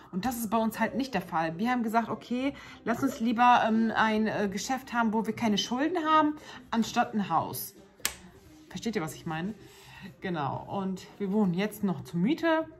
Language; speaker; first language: German; early bilingual, other home language; Turkish